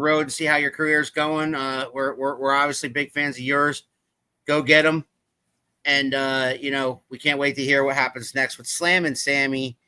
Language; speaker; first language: English; native; English